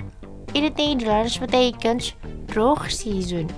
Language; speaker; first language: Dutch; non-native, fluent; Indonesian